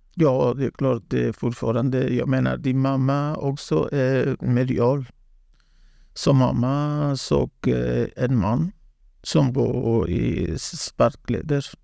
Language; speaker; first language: Swedish; non-native, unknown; Spanish